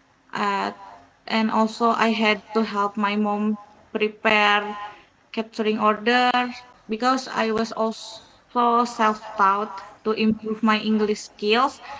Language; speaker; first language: English; non-native, learner; Indonesian